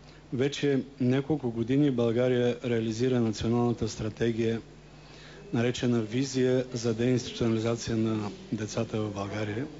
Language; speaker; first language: Bulgarian; native; Bulgarian